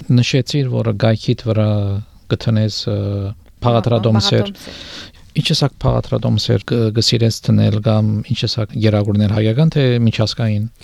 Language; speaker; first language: Armenian; native; Armenian